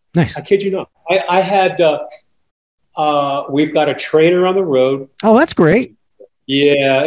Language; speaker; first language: English; native; English